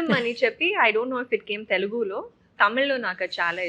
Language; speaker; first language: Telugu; non-native, local second language; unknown